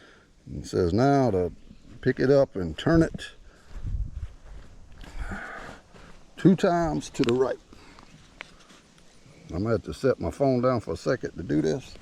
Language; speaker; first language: English; native; English